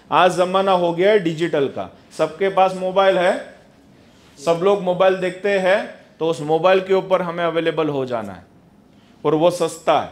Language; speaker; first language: Hindi; non-native, local second language; Gujarati